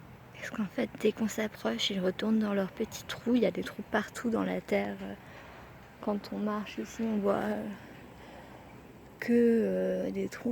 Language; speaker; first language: French; native; French